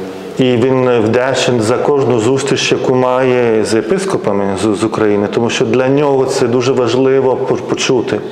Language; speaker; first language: Ukrainian; non-native, fluent; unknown